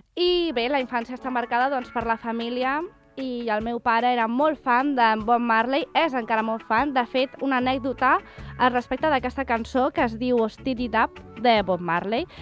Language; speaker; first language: Catalan; non-native, fluent; Italian